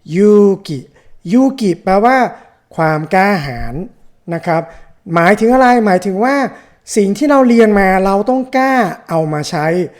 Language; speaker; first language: Thai; native; Thai